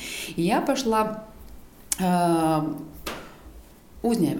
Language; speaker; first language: Russian; non-native, local second language; Latvian